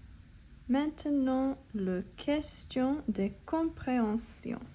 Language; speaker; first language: French; non-native, fluent; English